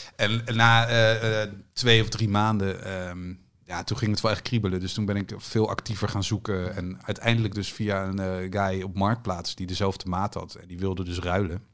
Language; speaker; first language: Dutch; native; Dutch